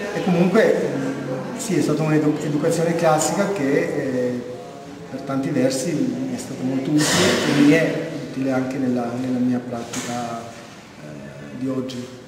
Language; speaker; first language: Italian; non-native, fluent; Albanian